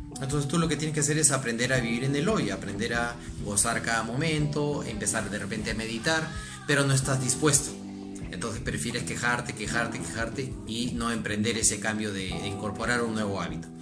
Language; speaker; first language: Spanish; native; Spanish